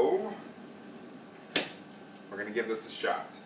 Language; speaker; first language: English; native; English